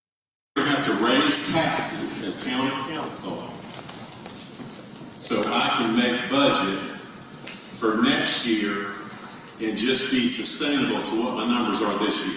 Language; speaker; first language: English; native; English